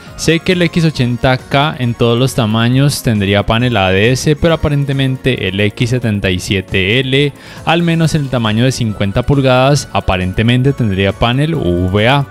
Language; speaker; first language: Spanish; native; Spanish